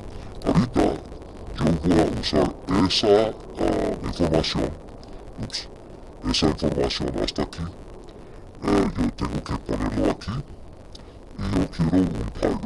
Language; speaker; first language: Spanish; non-native, fluent; English